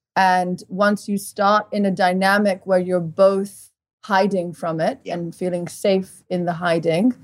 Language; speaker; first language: English; early bilingual, other home language; Portuguese